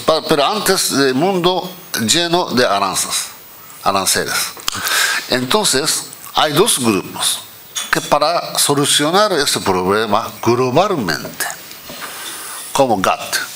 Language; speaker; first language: Spanish; non-native, fluent; Japanese